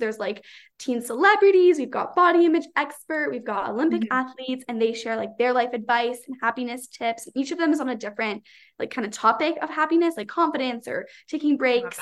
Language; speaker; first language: English; native; English